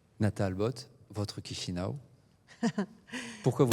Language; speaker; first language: French; native; French